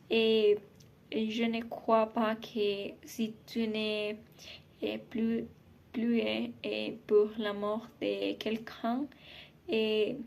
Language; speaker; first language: French; non-native, learner; Spanish